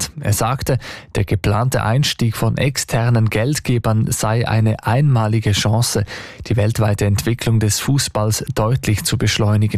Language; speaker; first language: German; native; German